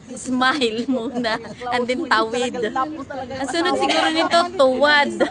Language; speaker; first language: Filipino; non-native, local second language; Cebuano